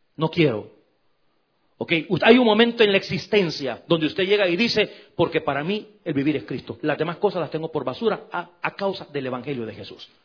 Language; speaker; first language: Spanish; native; Spanish